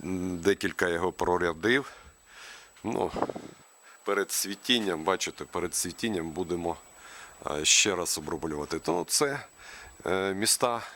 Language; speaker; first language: Ukrainian; native; Ukrainian